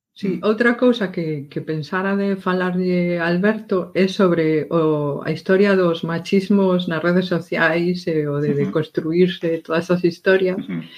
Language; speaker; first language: Galician; non-native, local second language; Spanish